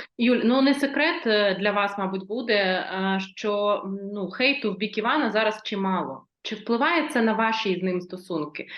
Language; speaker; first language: Ukrainian; native; Ukrainian